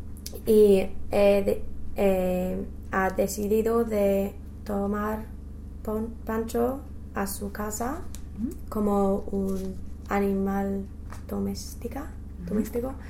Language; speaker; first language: Spanish; non-native, learner; English